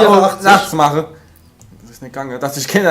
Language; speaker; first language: German; native; German